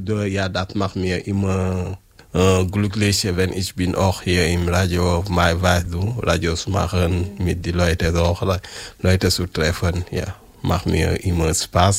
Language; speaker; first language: German; non-native, learner; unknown